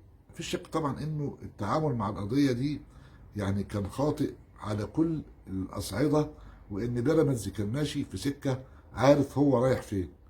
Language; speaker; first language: Arabic; native; Arabic